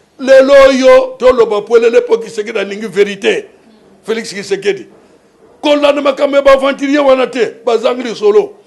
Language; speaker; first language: Lingala; non-native, local second language; Kongo